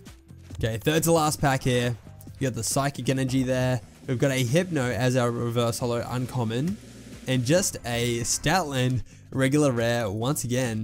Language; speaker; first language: English; native; English